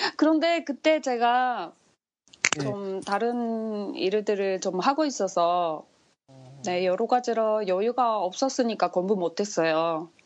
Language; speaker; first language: Korean; non-native, learner; Japanese